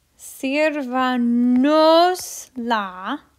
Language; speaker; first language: Spanish; non-native, fluent; English